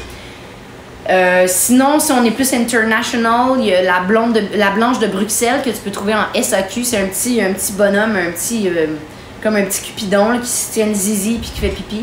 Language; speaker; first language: French; native; French